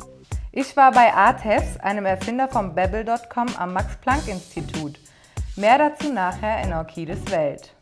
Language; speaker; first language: German; native; German